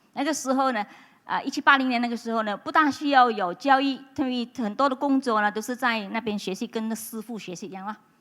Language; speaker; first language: Chinese; non-native, local second language; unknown